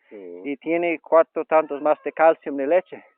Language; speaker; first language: Spanish; non-native, learner; English